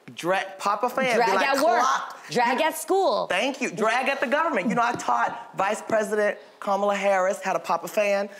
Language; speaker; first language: English; native; English